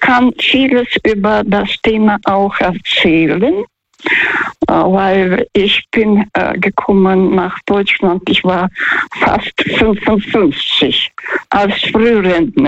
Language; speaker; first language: German; non-native, fluent; Russian